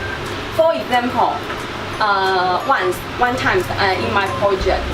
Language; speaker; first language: English; non-native, learner; Chinese